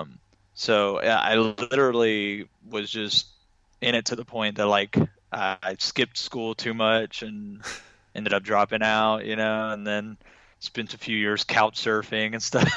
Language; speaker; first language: English; native; English